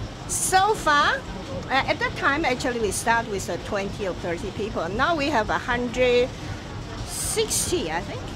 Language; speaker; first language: English; non-native, learner; Chinese